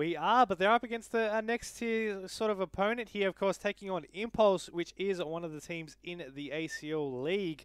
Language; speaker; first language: English; native; English